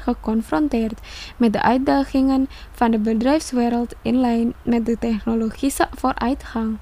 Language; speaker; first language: Dutch; non-native, fluent; Indonesian